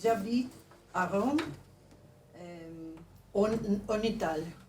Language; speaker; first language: French; non-native, learner; Spanish